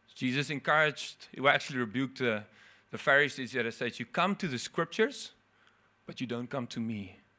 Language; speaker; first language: English; non-native, local second language; Afrikaans